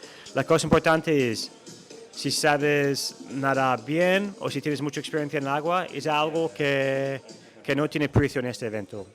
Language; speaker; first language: Spanish; non-native, learner; English